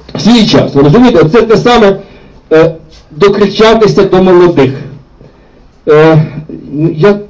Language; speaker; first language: Ukrainian; native; Ukrainian